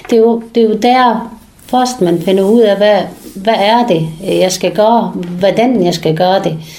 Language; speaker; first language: Danish; non-native, fluent; Persian